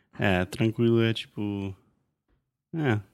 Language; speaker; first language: Portuguese; non-native, fluent; English